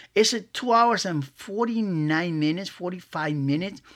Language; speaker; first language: English; non-native, fluent; Spanish